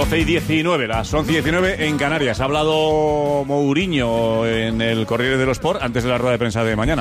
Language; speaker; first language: Spanish; native; Spanish